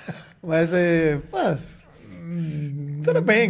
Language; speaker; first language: Portuguese; non-native, fluent; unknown